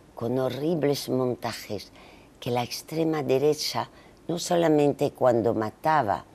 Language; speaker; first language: Spanish; native; Spanish